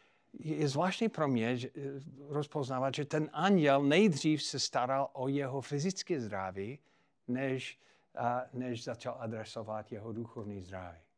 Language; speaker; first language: Czech; non-native, fluent; English